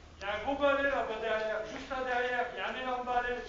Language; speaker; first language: French; native; French